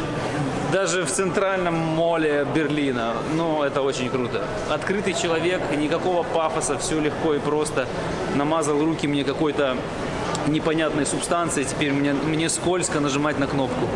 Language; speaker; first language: Russian; native; Russian